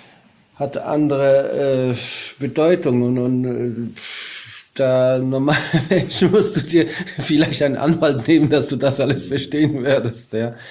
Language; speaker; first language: German; non-native, learner; Polish